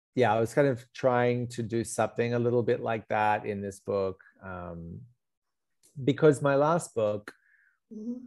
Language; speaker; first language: English; native; English